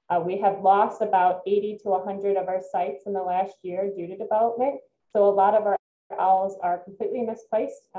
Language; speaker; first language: English; native; English